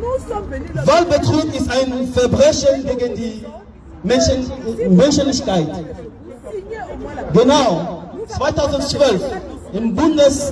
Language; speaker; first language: German; non-native, learner; French